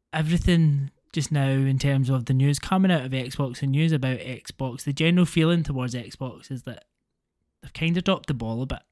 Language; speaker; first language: English; native; English